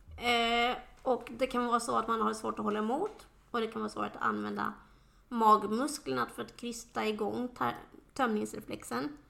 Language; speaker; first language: Swedish; native; Swedish